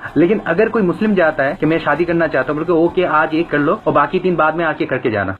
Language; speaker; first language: Hindi; non-native, fluent; Bangla